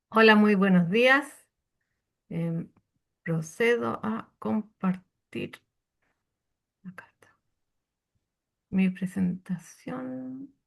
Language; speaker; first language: Spanish; native; Spanish